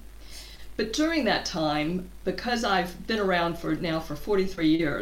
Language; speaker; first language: English; native; English